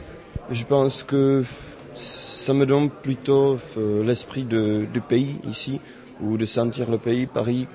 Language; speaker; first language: French; non-native, fluent; Czech